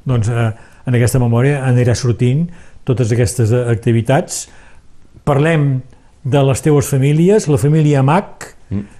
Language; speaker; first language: Catalan; native; Catalan